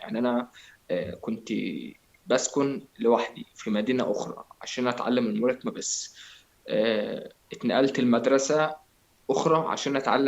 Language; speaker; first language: Arabic; native; Arabic